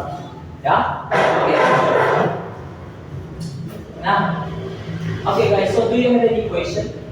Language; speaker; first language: English; non-native, fluent; Indonesian